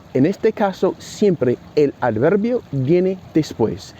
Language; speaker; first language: Spanish; non-native, fluent; English